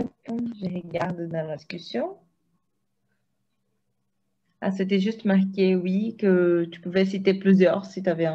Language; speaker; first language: French; non-native, fluent; Portuguese